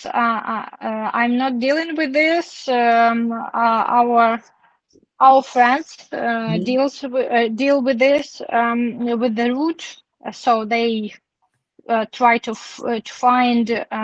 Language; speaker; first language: English; non-native, learner; Ukrainian